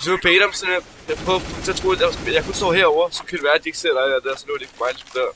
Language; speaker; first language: Danish; native; Danish